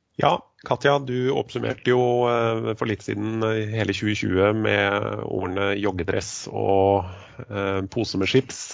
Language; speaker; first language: Norwegian; native; Norwegian